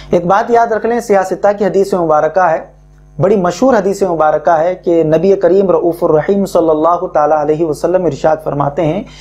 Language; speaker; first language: Urdu; native; Urdu